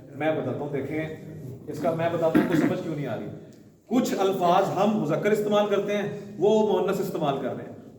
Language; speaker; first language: Urdu; non-native, local second language; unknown